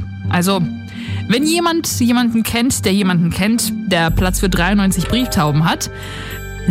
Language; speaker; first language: German; native; German